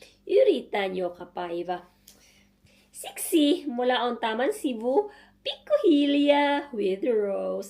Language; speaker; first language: Finnish; non-native, learner; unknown